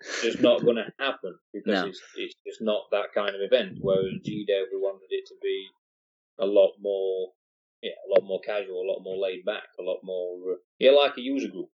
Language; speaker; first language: English; native; English